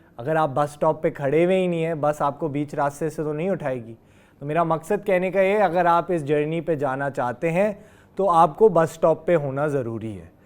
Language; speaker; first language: Urdu; native; Urdu